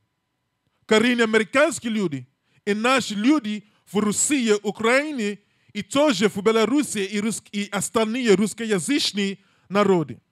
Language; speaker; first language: Russian; non-native, learner; English